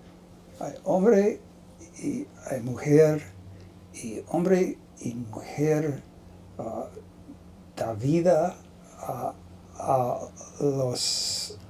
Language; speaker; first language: Spanish; non-native, learner; English